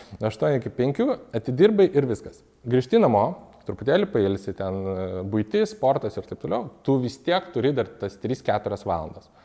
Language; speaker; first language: Lithuanian; native; Lithuanian